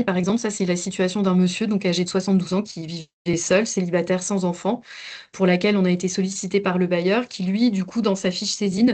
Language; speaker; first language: French; native; French